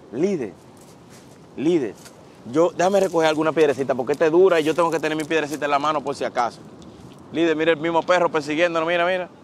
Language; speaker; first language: Spanish; native; Spanish